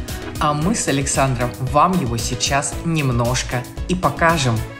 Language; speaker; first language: Russian; native; Russian